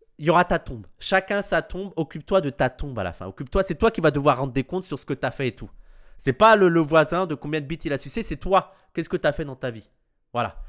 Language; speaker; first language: French; native; French